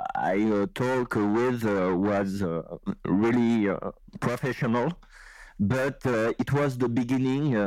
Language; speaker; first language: English; non-native, learner; French